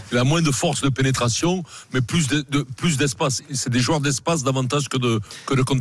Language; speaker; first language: French; native; French